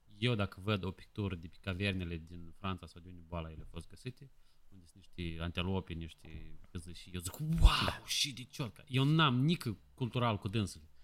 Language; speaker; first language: Romanian; non-native, local second language; Russian